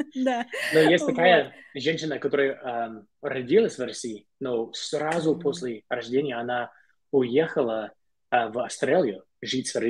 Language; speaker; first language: Russian; non-native, learner; English